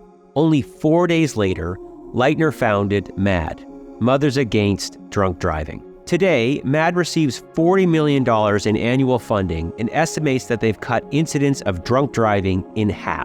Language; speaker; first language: English; native; English